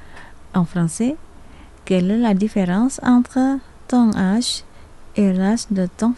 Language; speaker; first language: French; non-native, fluent; Indonesian